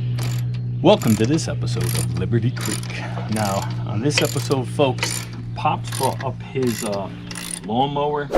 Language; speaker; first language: English; native; English